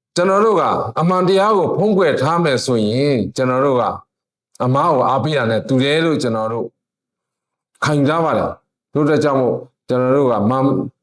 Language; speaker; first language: Burmese; non-native, local second language; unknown